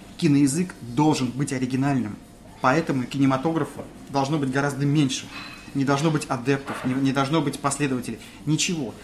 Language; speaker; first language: Russian; native; Russian